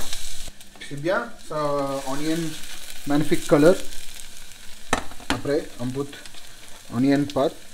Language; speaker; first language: French; non-native, learner; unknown